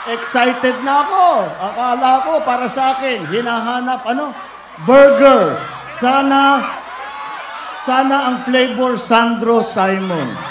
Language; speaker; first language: Filipino; native; Filipino